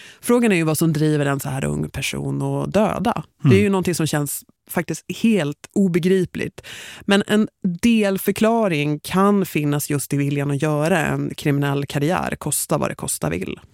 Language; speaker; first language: Swedish; native; Swedish